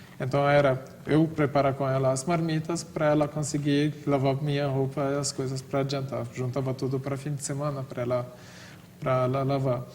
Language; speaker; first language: Portuguese; non-native, fluent; Arabic